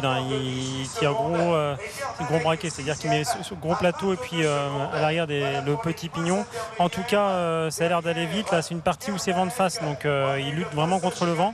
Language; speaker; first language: French; native; French